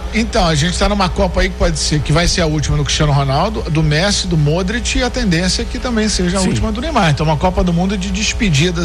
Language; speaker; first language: Portuguese; native; Portuguese